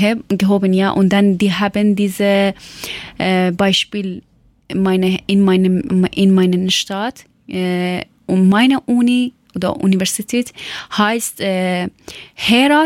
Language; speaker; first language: German; non-native, learner; Persian